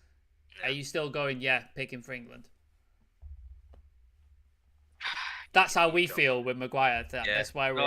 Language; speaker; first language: English; native; English